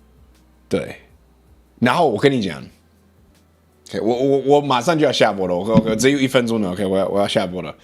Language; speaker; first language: Chinese; non-native, learner; English